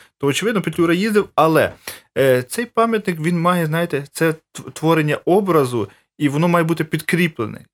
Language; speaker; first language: Ukrainian; native; Ukrainian